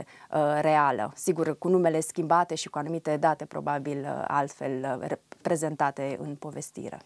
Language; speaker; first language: Romanian; native; Romanian